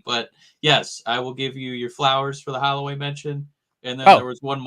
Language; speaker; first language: English; native; English